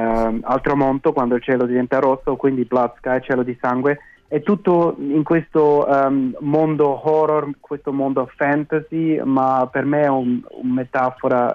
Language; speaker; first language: Italian; non-native, fluent; German